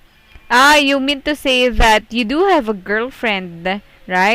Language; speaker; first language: English; non-native, local second language; Filipino